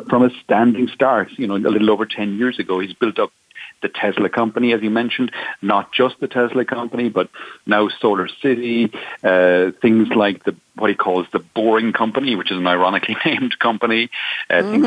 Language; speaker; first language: English; native; English